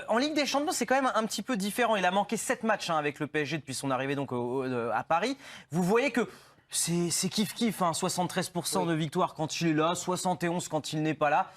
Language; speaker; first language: French; native; French